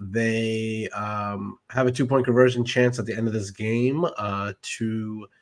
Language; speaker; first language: English; native; English